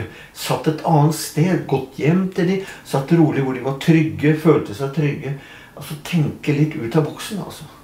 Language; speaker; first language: Norwegian; native; Norwegian